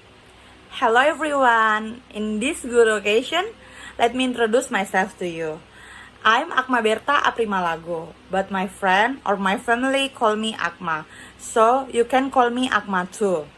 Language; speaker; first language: English; non-native, learner; Indonesian